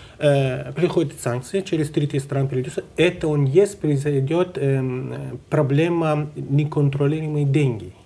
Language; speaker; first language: Russian; non-native, fluent; Persian